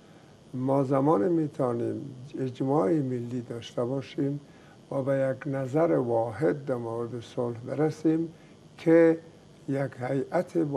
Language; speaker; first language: Persian; native; Persian